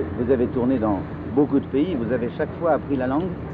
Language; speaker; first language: French; native; French